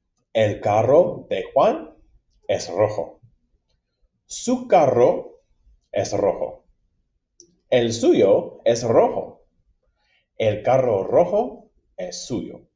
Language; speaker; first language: Spanish; non-native, fluent; English